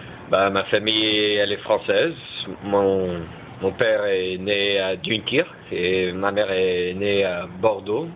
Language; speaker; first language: French; early bilingual, heritage; French